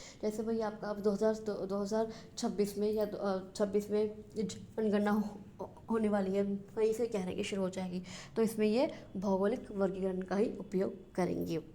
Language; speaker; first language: Hindi; native; Hindi